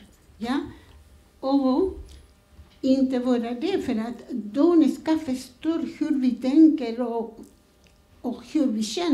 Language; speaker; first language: Swedish; non-native, fluent; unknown